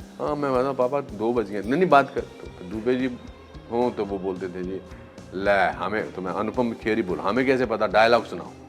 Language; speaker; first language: Hindi; native; Hindi